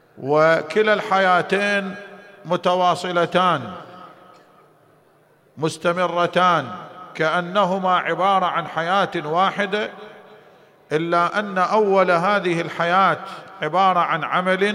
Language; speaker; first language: Arabic; native; Arabic